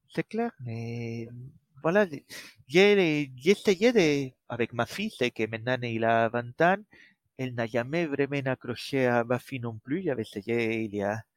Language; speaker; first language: French; non-native, fluent; Spanish